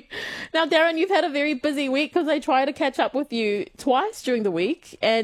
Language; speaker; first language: English; native; English